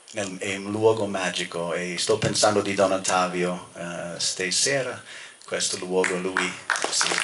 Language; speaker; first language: Italian; non-native, fluent; English